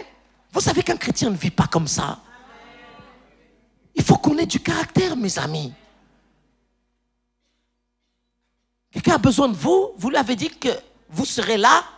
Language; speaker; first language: French; native; French